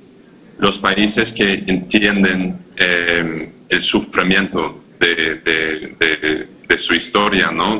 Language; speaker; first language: Spanish; non-native, fluent; English